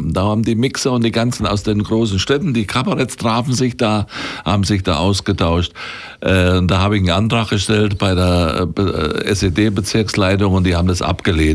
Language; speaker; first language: German; native; German